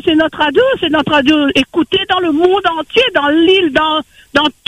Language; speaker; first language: French; non-native, local second language; Réunion Creole French